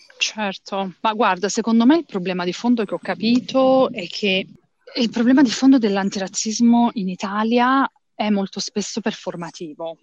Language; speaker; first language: Italian; early bilingual, other home language; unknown